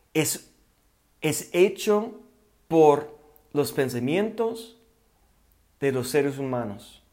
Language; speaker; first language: Spanish; non-native, fluent; English